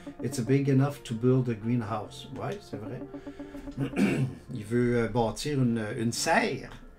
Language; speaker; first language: French; native; French